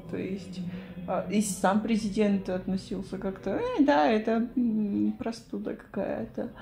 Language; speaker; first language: Russian; non-native, fluent; Spanish